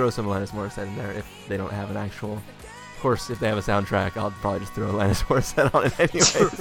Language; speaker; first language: English; native; English